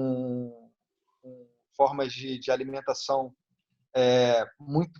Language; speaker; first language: Portuguese; native; Portuguese